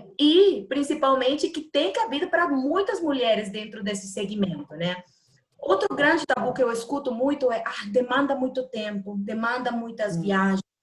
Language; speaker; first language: Portuguese; non-native, fluent; Spanish